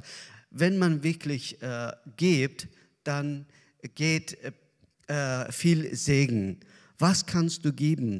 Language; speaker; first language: German; non-native, learner; Azerbaijani